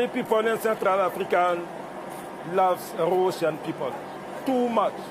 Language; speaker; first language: English; non-native, learner; Sango